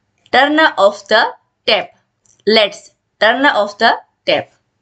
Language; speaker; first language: English; non-native, local second language; Gujarati